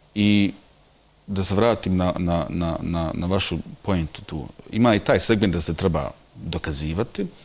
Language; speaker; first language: Bosnian; early bilingual, heritage; Bosnian